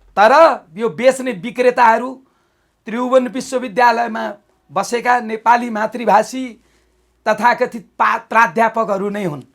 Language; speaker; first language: Nepali; native; Nepali